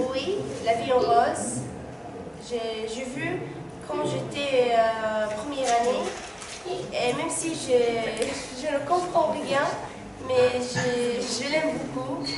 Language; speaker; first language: French; non-native, learner; Arabic